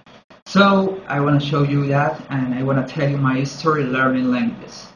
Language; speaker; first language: English; non-native, learner; Spanish